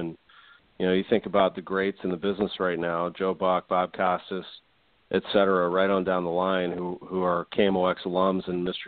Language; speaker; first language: English; native; English